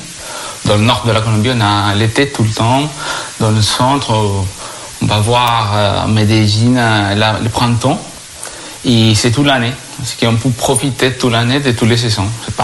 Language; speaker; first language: French; non-native, fluent; Spanish